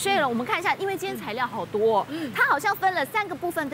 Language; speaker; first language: Chinese; native; Chinese